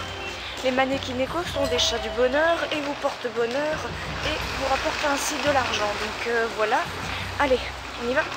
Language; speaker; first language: French; native; French